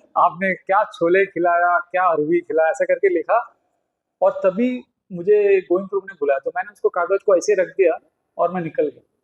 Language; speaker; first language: Hindi; non-native, local second language; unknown